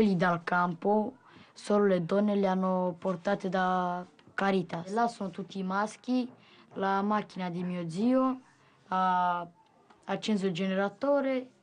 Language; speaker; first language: Italian; early bilingual, other home language; Romanian